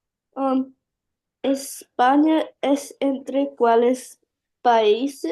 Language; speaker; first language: Spanish; non-native, learner; English